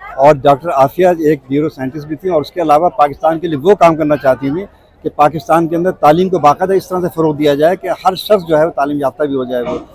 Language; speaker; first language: Urdu; native; Urdu